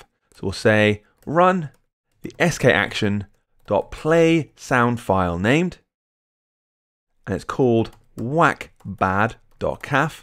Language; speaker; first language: English; native; English